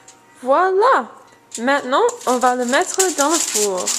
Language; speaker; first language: French; non-native, learner; English